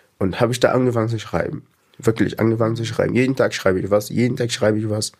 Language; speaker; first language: German; non-native, fluent; Arabic